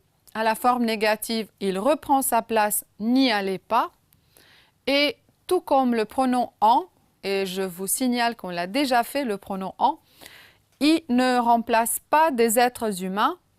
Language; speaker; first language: French; non-native, fluent; Romanian